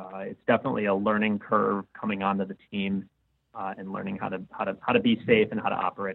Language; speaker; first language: English; native; English